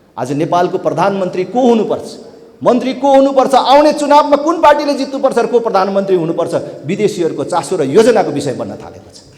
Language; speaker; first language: Nepali; native; Nepali